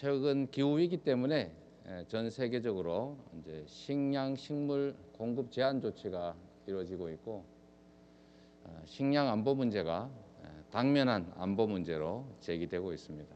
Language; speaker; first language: Korean; native; Korean